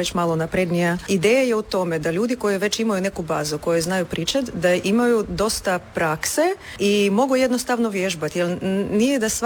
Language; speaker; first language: Croatian; non-native, fluent; Russian